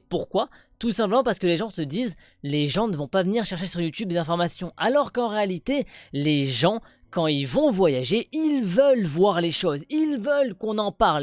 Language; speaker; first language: French; native; French